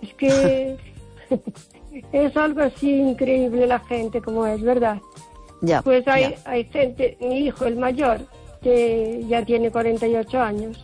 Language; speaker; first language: Spanish; non-native, local second language; Galician